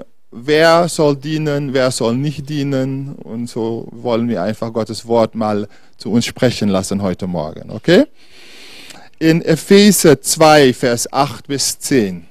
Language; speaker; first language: German; non-native, fluent; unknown